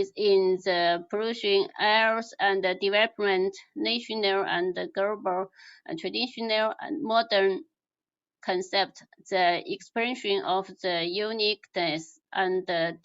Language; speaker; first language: English; non-native, learner; Chinese